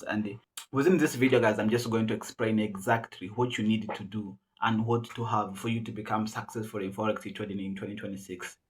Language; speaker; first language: English; non-native, local second language; Swahili